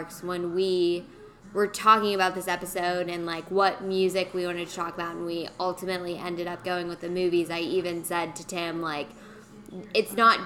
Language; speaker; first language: English; native; English